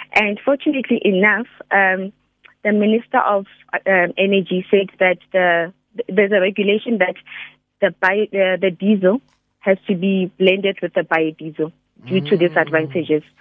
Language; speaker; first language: English; non-native, local second language; Northern Sotho